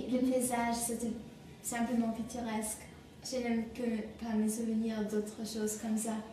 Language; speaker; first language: French; non-native, learner; German